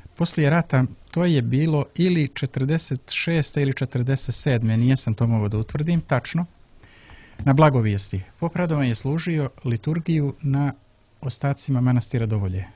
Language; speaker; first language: Serbian; native; Serbian